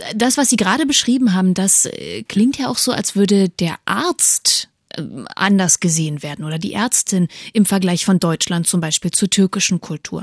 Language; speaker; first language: German; native; German